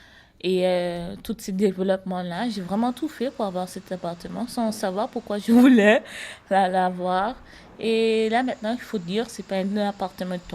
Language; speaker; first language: French; non-native, learner; English